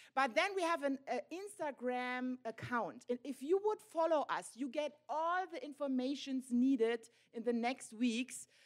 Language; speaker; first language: English; non-native, fluent; German